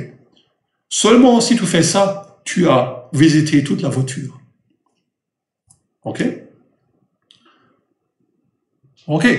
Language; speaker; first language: French; non-native, fluent; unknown